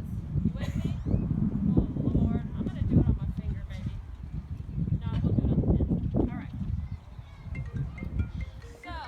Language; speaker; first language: English; native; English